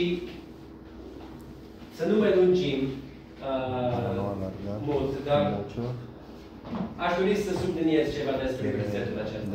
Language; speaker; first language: Romanian; non-native, learner; English